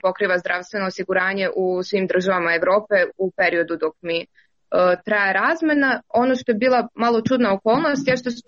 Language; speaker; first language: Serbian; native; Serbian